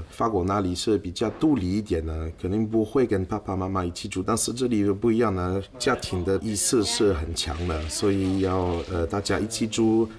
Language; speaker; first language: Chinese; non-native, fluent; French